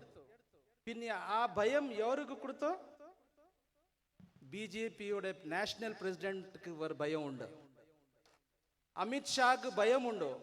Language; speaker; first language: Malayalam; non-native, learner; Urdu